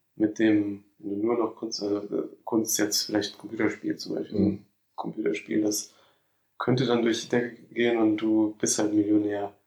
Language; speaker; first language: German; native; German